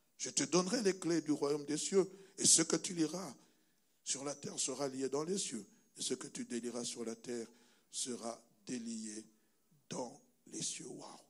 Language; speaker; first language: French; non-native, local second language; Lingala